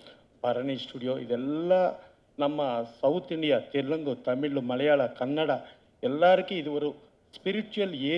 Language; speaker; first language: Tamil; non-native, learner; Telugu